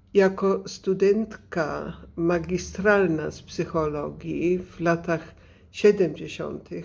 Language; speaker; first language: Polish; early bilingual, other home language; English